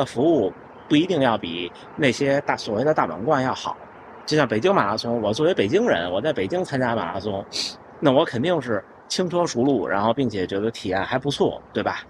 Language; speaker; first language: Chinese; native; Chinese